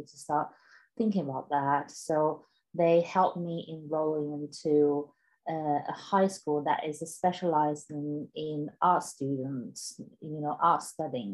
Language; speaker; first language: English; non-native, fluent; Chinese